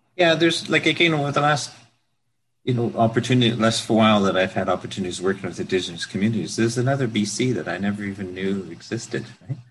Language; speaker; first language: English; native; English